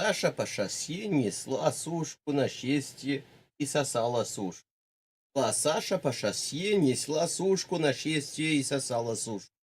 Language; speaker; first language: Russian; non-native, learner; English